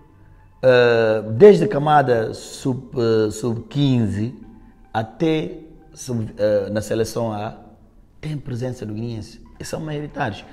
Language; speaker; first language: Portuguese; non-native, local second language; Upper Guinea Crioulo